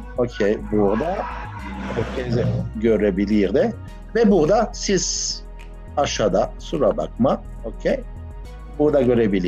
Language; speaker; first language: Turkish; non-native, learner; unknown